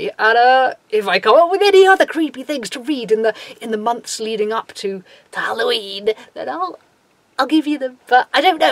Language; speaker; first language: English; native; English